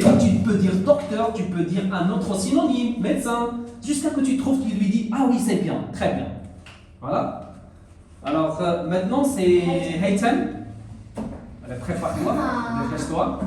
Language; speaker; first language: French; non-native, local second language; Arabic